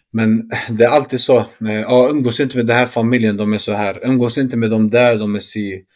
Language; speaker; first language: Swedish; early bilingual, other home language; Arabic